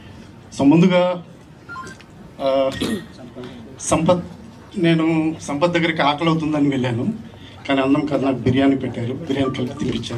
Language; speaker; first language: Telugu; native; Telugu